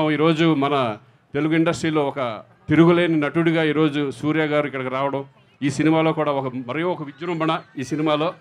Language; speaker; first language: Telugu; native; Telugu